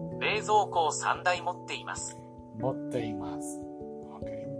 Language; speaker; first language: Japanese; non-native, learner; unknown